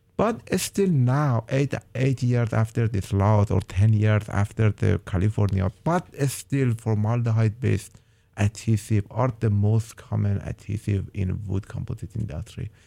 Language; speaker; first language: English; non-native, fluent; Persian